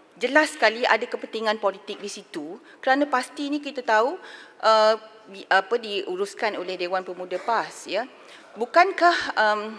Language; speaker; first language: Malay; native; Malay